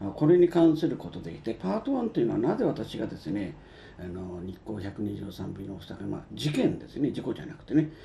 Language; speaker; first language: Japanese; native; Japanese